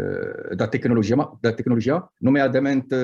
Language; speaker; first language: Portuguese; non-native, fluent; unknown